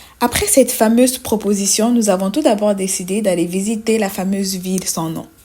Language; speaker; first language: French; native; French